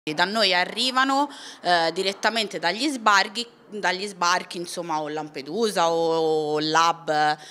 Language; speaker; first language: Italian; native; Italian